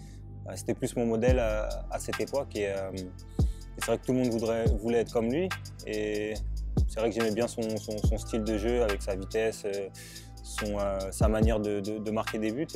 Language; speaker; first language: French; native; French